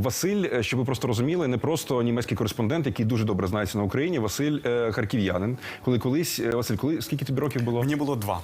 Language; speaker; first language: Ukrainian; native; Ukrainian